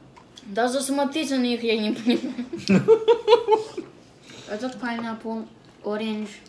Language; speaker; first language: Russian; early bilingual, heritage; Russian